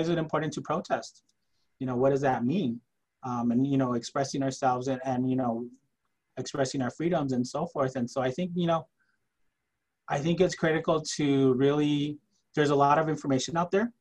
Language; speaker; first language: English; early bilingual, other home language; Spanish